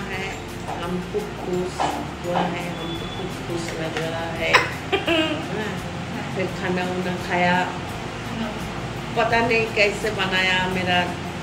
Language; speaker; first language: Hindi; non-native, local second language; Bangla